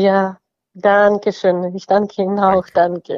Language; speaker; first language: German; non-native, fluent; Ukrainian